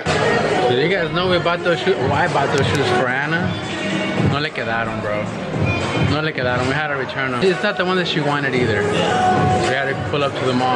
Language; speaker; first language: English; non-native, fluent; Spanish